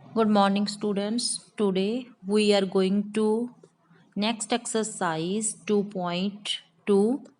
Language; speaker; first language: English; non-native, local second language; Punjabi